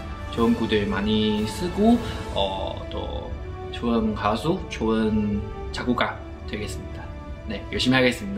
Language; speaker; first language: Korean; non-native, fluent; Thai